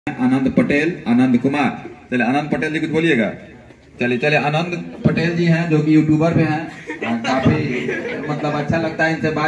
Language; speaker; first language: Hindi; native; Hindi